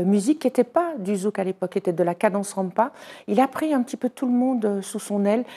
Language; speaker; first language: French; native; French